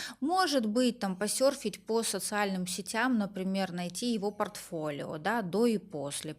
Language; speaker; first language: Russian; native; Russian